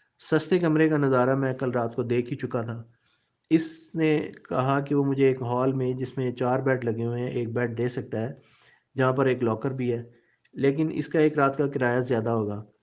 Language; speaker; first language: Urdu; native; Urdu